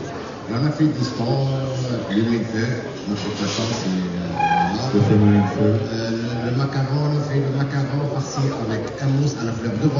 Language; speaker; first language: French; non-native, local second language; Arabic